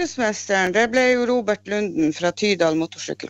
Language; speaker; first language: Norwegian; native; Norwegian